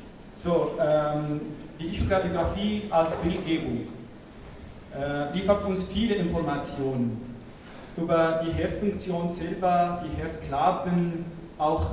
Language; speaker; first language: German; non-native, fluent; Arabic